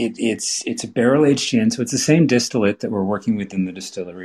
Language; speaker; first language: English; native; English